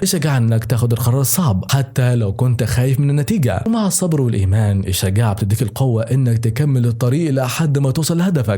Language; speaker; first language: Arabic; native; Arabic